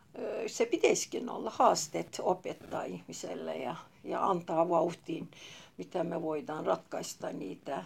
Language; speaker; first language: Finnish; non-native, fluent; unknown